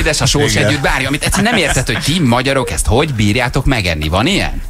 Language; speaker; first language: Hungarian; native; Hungarian